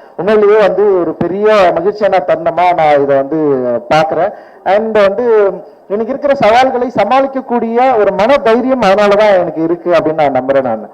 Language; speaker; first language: Tamil; native; Tamil